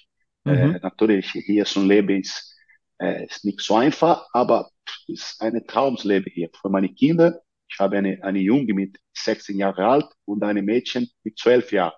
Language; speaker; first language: German; non-native, learner; Portuguese